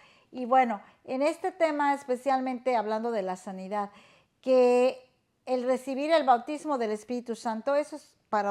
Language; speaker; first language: Spanish; native; Spanish